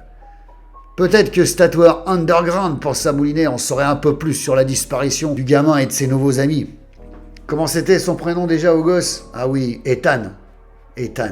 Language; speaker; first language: French; native; French